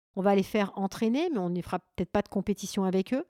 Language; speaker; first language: French; native; French